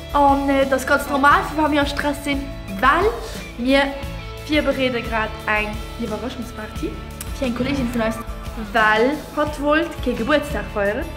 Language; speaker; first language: German; non-native, learner; Luxembourgish